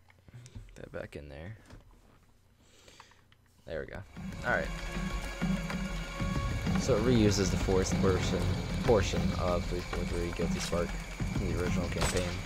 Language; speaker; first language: English; native; English